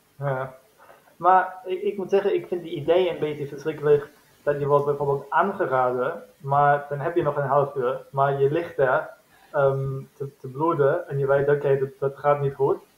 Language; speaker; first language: Dutch; non-native, fluent; German